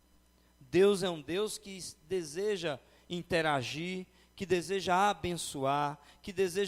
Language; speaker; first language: Portuguese; native; Portuguese